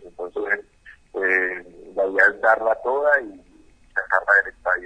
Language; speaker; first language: Spanish; native; Spanish